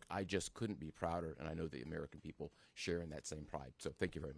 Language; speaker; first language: English; native; English